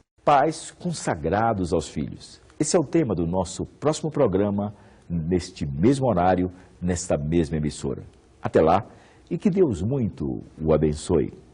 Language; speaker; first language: Portuguese; native; Portuguese